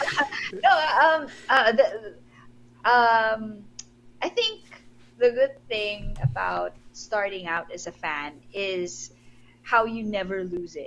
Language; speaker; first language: English; non-native, local second language; Filipino